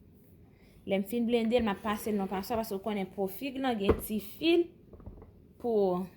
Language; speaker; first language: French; non-native, local second language; Haitian Creole